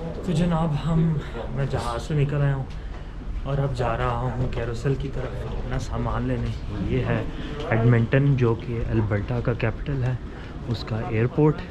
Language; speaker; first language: Urdu; native; Urdu